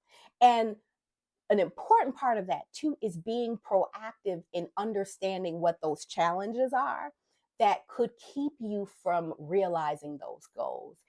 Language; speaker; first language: English; native; English